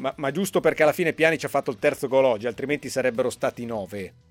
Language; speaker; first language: Italian; native; Italian